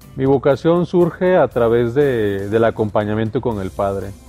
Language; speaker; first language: Spanish; native; Spanish